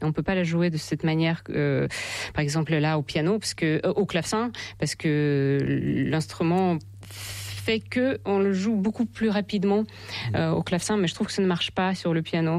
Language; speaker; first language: French; non-native, fluent; Ukrainian